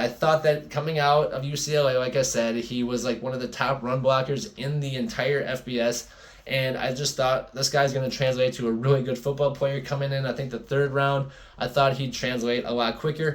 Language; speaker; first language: English; native; English